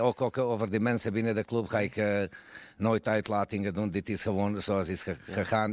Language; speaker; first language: Dutch; non-native, fluent; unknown